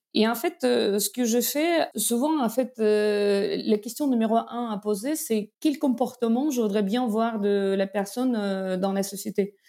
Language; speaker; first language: French; non-native, fluent; Russian